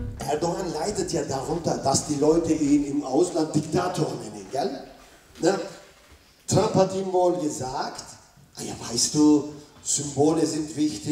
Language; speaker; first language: German; non-native, fluent; Turkish